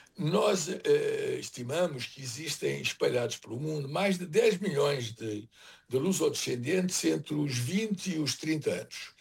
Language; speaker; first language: Portuguese; native; Portuguese